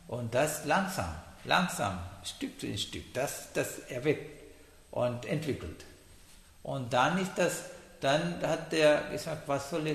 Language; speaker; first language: German; non-native, learner; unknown